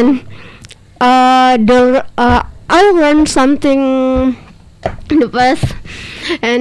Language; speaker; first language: English; non-native, learner; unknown